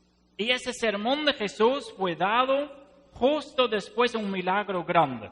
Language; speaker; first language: Spanish; non-native, fluent; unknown